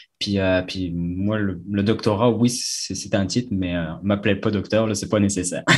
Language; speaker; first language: French; native; French